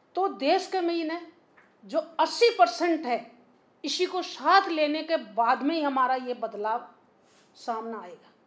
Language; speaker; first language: Hindi; native; Hindi